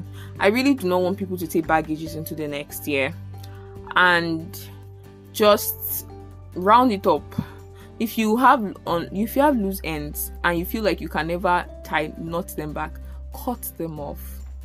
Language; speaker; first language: English; non-native, local second language; Yoruba